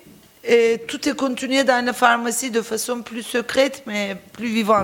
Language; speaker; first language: French; non-native, fluent; Turkish